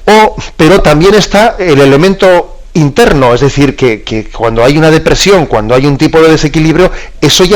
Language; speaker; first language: Spanish; native; Spanish